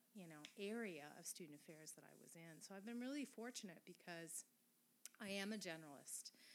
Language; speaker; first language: English; non-native, fluent; French